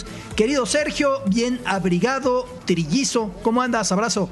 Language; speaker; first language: Spanish; native; Spanish